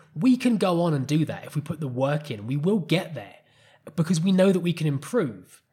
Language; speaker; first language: English; native; English